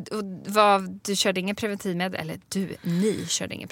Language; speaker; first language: Swedish; native; Swedish